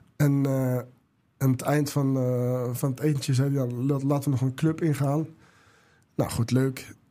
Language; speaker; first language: Dutch; early bilingual, other home language; Arabic